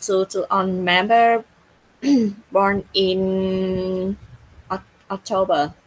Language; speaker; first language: English; non-native, learner; Vietnamese